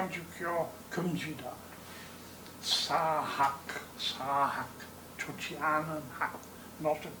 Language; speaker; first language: Korean; non-native, learner; English